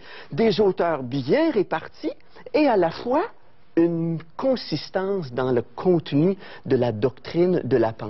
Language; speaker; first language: French; native; French